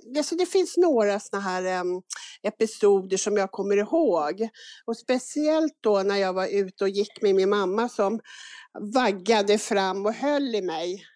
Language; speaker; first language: Swedish; native; Swedish